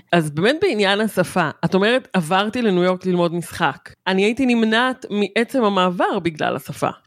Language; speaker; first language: Hebrew; native; Hebrew